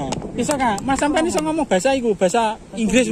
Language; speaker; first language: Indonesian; non-native, local second language; Javanese